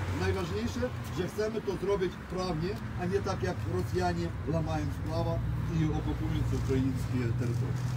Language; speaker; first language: Polish; non-native, fluent; Ukrainian